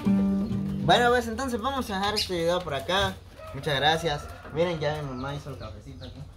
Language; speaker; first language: Spanish; native; Spanish